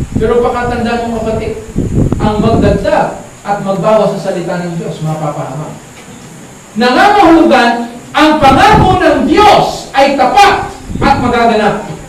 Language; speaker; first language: Filipino; native; Filipino